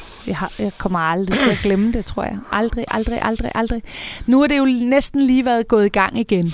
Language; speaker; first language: Danish; native; Danish